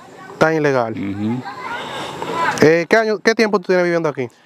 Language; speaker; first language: Spanish; native; Spanish